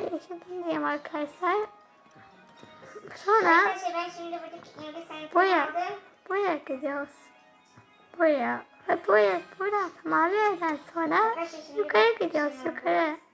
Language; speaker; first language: Turkish; early bilingual, heritage; Turkish